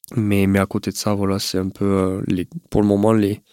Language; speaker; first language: French; native; French